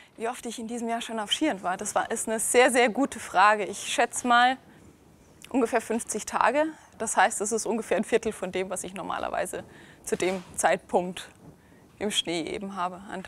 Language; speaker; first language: German; native; German